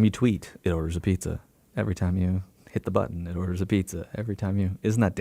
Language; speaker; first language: English; native; English